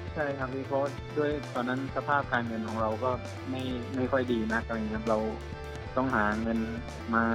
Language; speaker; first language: Thai; native; Thai